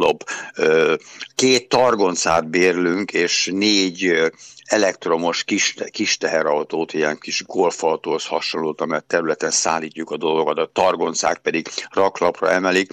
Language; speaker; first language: Hungarian; native; Hungarian